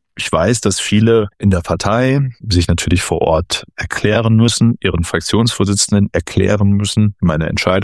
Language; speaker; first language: German; native; German